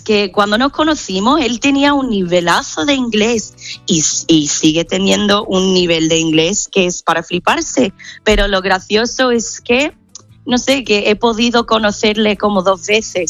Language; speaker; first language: Spanish; non-native, fluent; English